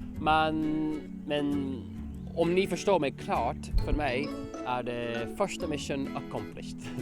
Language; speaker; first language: Swedish; non-native, learner; English